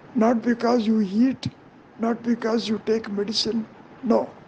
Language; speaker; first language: English; non-native, local second language; Telugu